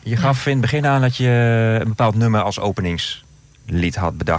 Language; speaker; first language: Dutch; native; Dutch